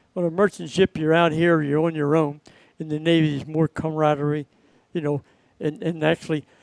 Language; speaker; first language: English; native; English